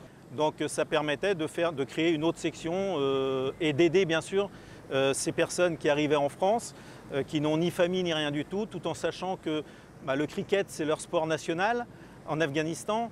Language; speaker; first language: French; native; French